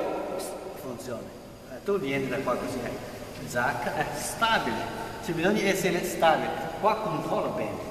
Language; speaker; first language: Italian; non-native, learner; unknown